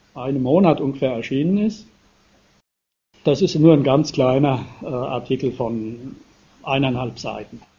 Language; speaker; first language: German; native; German